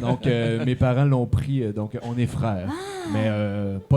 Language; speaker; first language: French; native; French